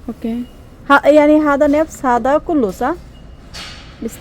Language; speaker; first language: Arabic; non-native, learner; Bangla